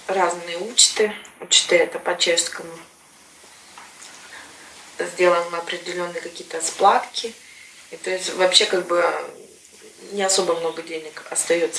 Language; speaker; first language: Russian; native; Russian